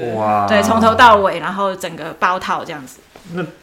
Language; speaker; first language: Chinese; non-native, local second language; Cantonese